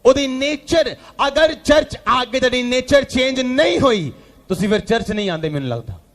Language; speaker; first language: Hindi; non-native, local second language; Punjabi